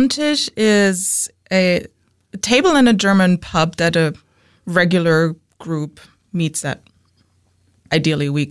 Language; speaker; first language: English; non-native, fluent; German